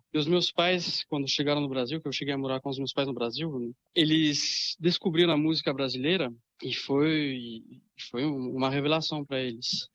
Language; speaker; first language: Portuguese; early bilingual, other home language; French